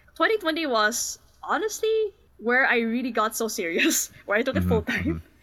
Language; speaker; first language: English; non-native, local second language; Filipino